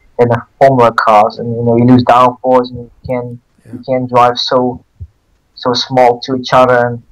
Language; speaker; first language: English; non-native, fluent; Dutch